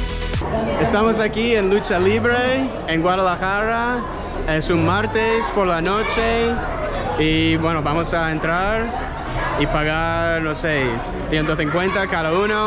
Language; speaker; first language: Spanish; non-native, learner; English